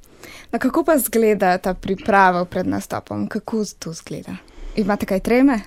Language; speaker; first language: Slovenian; native; Slovenian